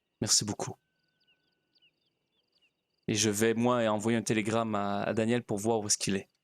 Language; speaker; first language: French; native; French